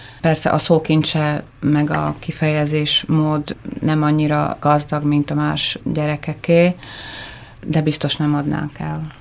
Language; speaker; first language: Hungarian; native; Hungarian